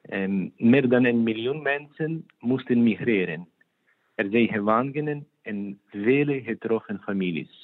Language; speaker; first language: Dutch; non-native, fluent; Ukrainian